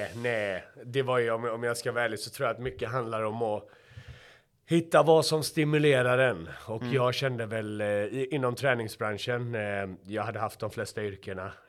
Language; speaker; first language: Swedish; early bilingual, other home language; Persian